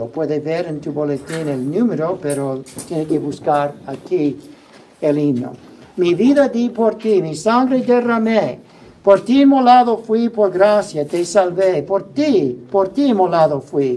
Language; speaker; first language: Spanish; non-native, fluent; English